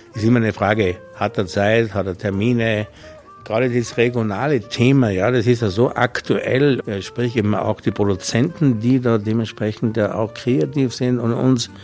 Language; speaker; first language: German; native; German